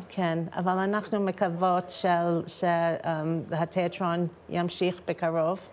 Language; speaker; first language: Hebrew; non-native, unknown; English